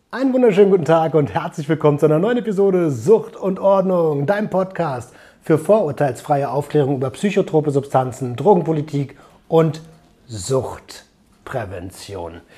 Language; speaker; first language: German; native; German